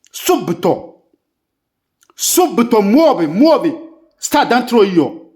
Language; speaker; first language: Italian; non-native, learner; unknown